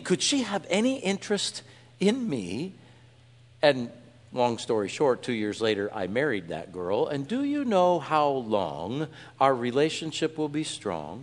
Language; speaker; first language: English; native; English